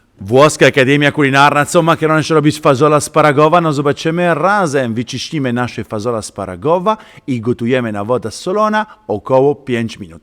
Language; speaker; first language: Polish; non-native, learner; Italian